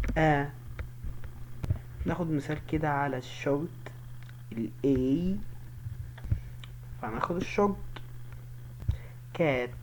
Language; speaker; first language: Arabic; native; Arabic